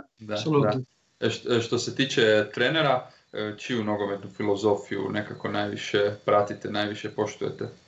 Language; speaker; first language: Croatian; native; Croatian